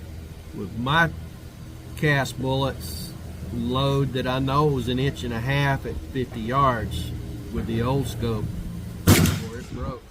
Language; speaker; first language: English; native; English